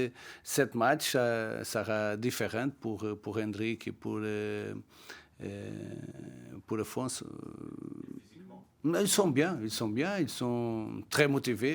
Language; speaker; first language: French; non-native, learner; Portuguese